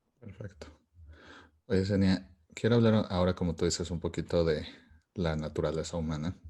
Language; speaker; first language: Spanish; native; Spanish